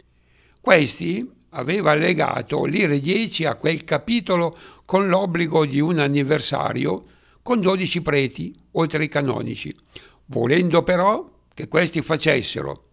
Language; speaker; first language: Italian; native; Italian